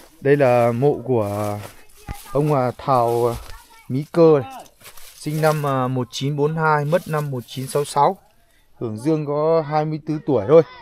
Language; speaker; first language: Vietnamese; non-native, local second language; Hmong